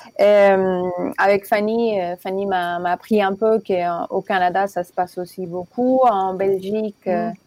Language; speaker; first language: French; non-native, fluent; Spanish